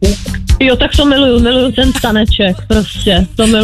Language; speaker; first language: Czech; native; Czech